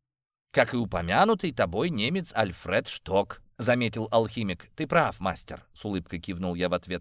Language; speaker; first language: Russian; native; Russian